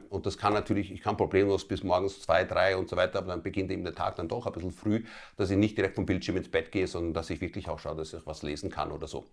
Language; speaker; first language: German; early bilingual, other home language; Italian